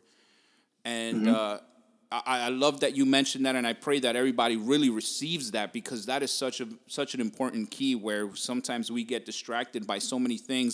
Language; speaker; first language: English; native; English